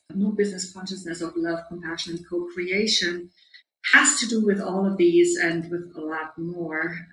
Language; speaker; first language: English; non-native, fluent; German